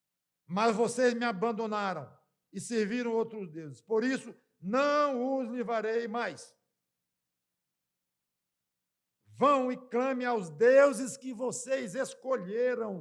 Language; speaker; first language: Portuguese; native; Portuguese